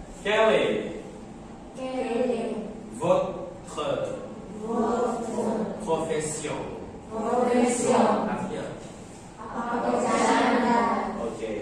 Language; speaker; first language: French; non-native, fluent; Indonesian